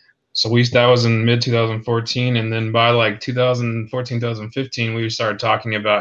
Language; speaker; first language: English; native; English